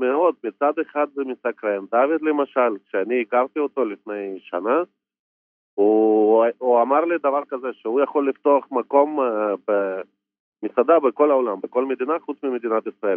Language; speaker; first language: Hebrew; non-native, fluent; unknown